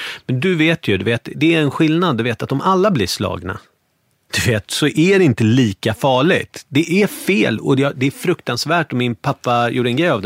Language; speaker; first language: Swedish; native; Swedish